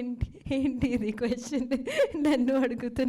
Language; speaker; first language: Telugu; non-native, local second language; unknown